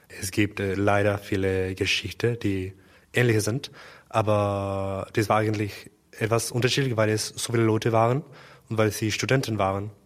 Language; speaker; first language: German; non-native, learner; Spanish